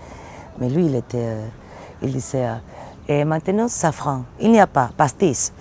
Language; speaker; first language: French; non-native, learner; Spanish